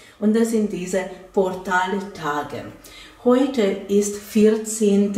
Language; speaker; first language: German; non-native, fluent; Hungarian